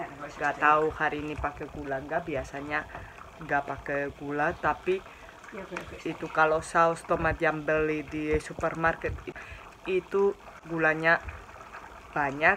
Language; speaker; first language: Indonesian; non-native, fluent; Spanish